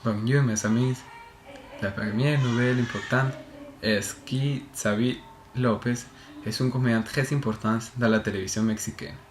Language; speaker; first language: French; non-native, learner; Spanish